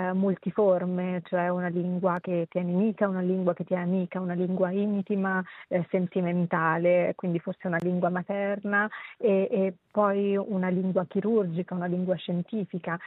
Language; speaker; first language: Italian; early bilingual, other home language; Sinhala